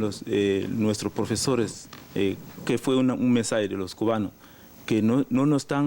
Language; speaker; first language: Spanish; non-native, learner; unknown